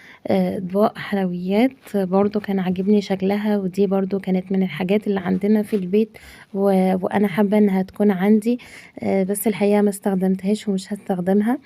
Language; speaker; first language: Arabic; native; Arabic